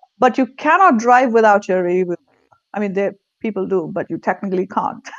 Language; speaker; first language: English; non-native, local second language; Tamil